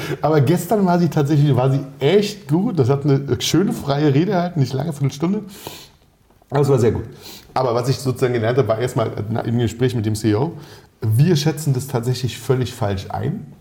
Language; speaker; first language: German; native; German